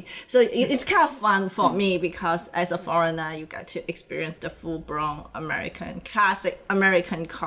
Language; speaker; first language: English; non-native, local second language; Cantonese